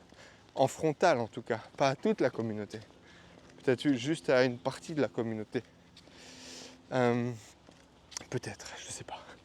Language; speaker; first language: French; native; French